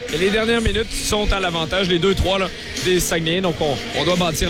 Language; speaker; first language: French; native; French